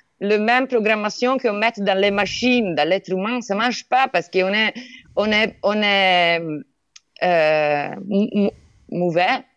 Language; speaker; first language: French; non-native, learner; Italian